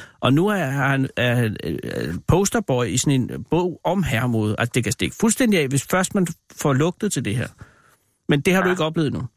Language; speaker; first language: Danish; native; Danish